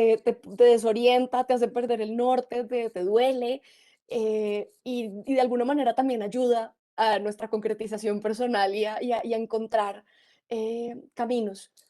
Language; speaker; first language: Spanish; native; Spanish